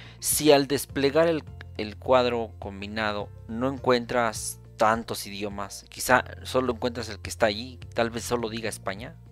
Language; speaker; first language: Spanish; native; Spanish